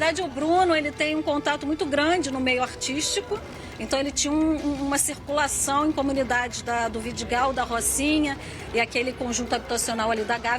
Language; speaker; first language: Portuguese; native; Portuguese